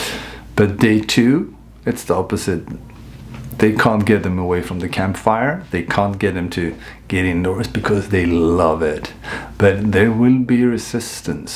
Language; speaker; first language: English; non-native, fluent; Swedish